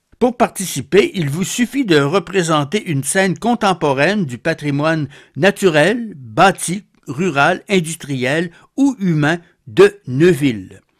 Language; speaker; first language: French; native; French